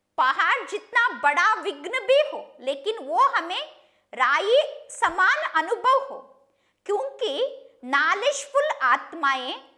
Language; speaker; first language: Hindi; non-native, local second language; Kannada